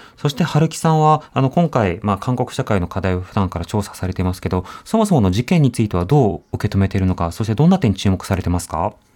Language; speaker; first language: Japanese; native; Japanese